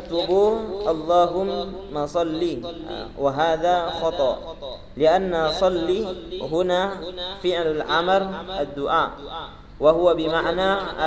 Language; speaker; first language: Arabic; non-native, fluent; Indonesian